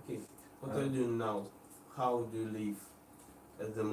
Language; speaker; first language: English; non-native, learner; Russian